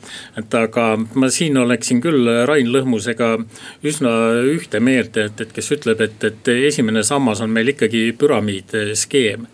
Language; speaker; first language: Estonian; native; Estonian